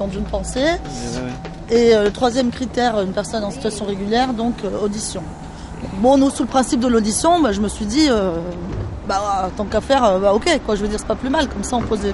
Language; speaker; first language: French; native; French